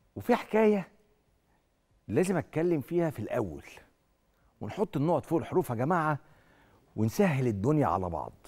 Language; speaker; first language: Arabic; native; Arabic